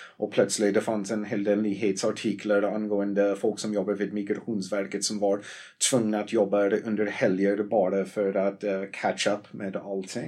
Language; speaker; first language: Swedish; non-native, fluent; English